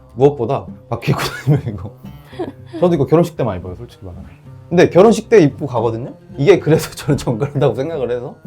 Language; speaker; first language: Korean; native; Korean